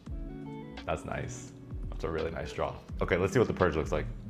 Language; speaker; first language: English; native; English